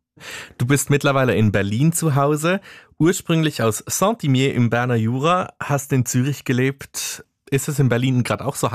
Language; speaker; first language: German; native; German